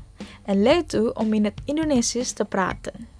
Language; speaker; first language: Dutch; non-native, fluent; Indonesian